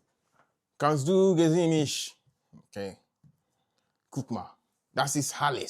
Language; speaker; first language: German; non-native, learner; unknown